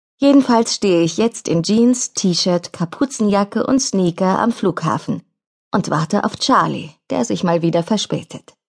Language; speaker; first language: German; native; German